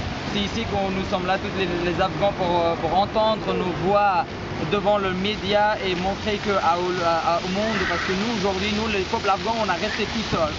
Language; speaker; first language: French; non-native, fluent; Persian